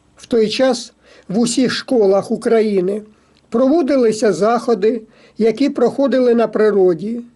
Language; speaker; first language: Ukrainian; native; Ukrainian